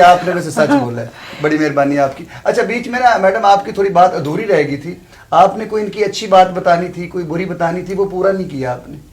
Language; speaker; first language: Urdu; non-native, local second language; Punjabi